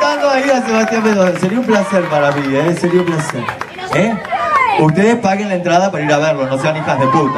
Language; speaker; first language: Spanish; native; Spanish